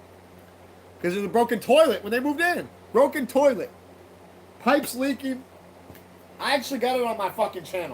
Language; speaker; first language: English; native; English